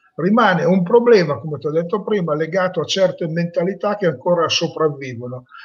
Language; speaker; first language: Italian; native; Italian